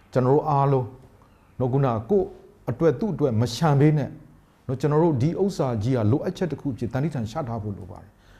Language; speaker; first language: Burmese; native; Burmese